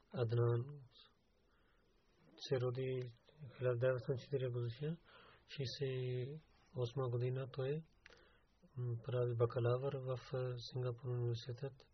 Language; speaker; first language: Bulgarian; non-native, learner; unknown